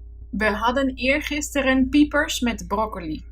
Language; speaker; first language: Dutch; non-native, fluent; Spanish